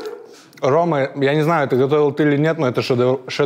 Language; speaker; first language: Russian; native; Russian